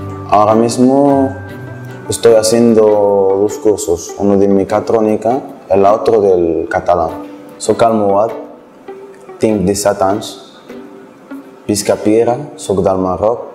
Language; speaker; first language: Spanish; non-native, learner; Arabic